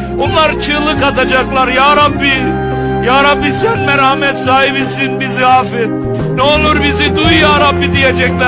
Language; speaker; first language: Turkish; native; Turkish